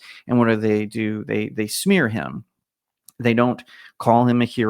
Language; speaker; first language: English; native; English